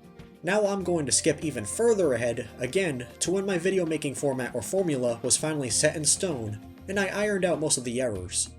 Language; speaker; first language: English; native; English